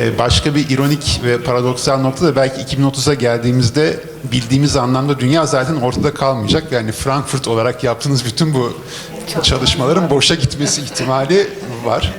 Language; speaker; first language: Turkish; native; Turkish